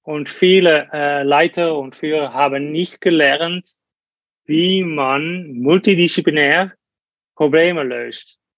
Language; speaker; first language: German; non-native, learner; Dutch